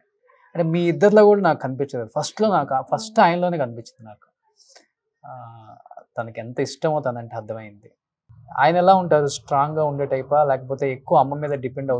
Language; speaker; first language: Telugu; native; Telugu